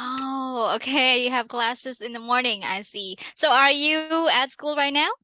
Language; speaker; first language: English; non-native, fluent; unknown